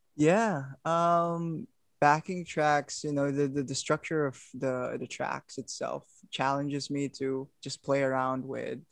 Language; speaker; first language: English; non-native, local second language; Filipino